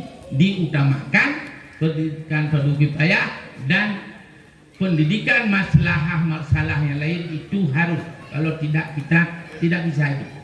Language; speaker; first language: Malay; non-native, local second language; Achinese